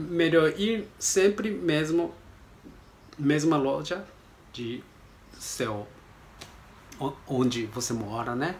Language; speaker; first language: Portuguese; non-native, learner; Japanese